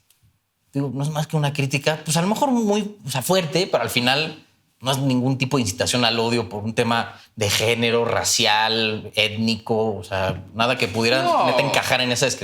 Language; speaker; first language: Spanish; native; Spanish